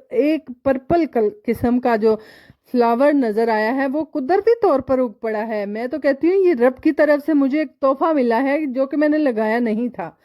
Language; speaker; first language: Urdu; non-native, local second language; Punjabi